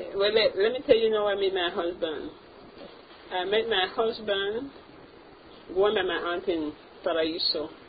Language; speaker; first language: English; native; English